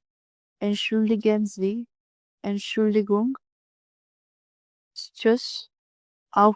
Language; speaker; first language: German; non-native, learner; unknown